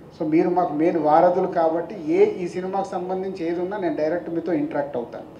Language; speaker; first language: Telugu; native; Telugu